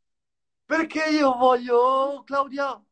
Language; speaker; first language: Italian; native; Italian